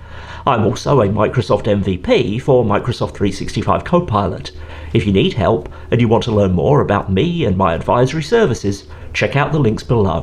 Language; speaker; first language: English; native; English